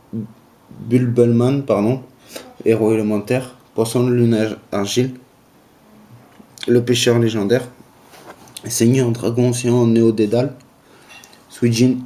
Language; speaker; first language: French; native; French